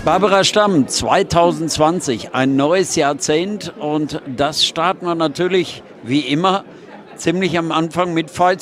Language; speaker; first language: German; native; German